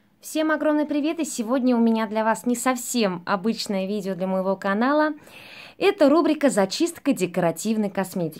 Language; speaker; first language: Russian; native; Russian